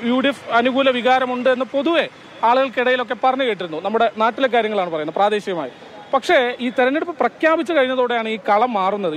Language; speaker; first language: Malayalam; native; Malayalam